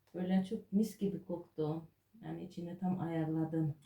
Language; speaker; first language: Turkish; non-native, fluent; Georgian